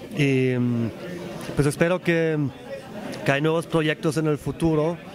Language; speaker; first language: Spanish; non-native, fluent; Polish